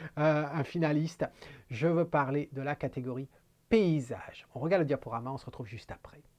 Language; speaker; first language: French; native; French